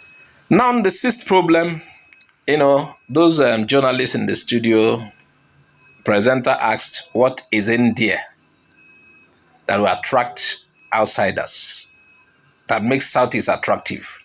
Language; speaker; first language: English; non-native, local second language; Igbo